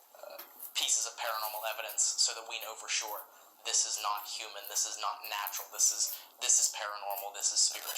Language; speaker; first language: English; native; English